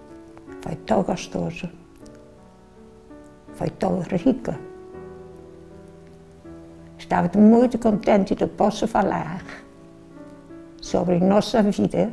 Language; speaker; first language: Portuguese; non-native, learner; Dutch